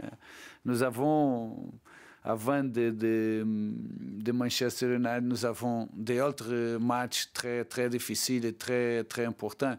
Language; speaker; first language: French; non-native, learner; Portuguese